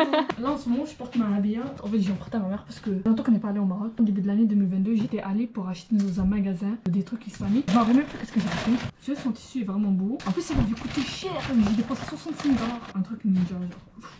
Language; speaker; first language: French; native; French